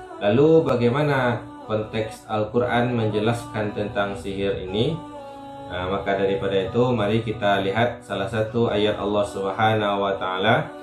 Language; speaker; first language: Malay; non-native, local second language; Minangkabau